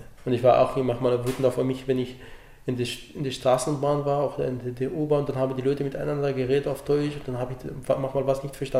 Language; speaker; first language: German; non-native, fluent; Arabic